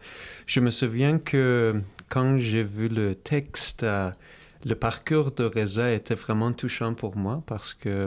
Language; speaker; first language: French; non-native, fluent; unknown